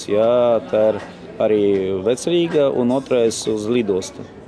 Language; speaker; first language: Latvian; non-native, local second language; Russian